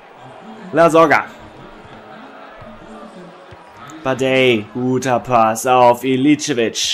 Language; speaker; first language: German; native; German